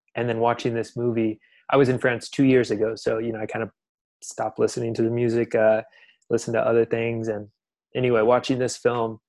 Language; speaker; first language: English; native; English